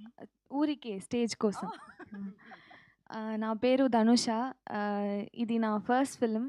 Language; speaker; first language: Telugu; non-native, local second language; Tamil